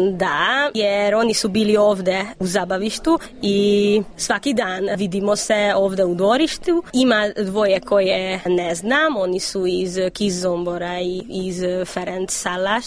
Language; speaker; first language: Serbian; non-native, local second language; Hungarian